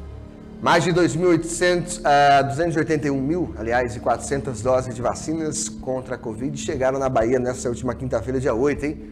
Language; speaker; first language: Portuguese; native; Portuguese